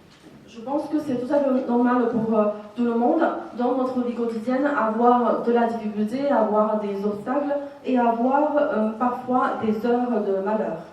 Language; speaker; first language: French; non-native, fluent; Chinese